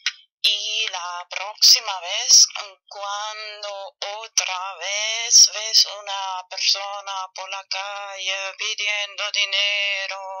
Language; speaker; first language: Spanish; non-native, fluent; German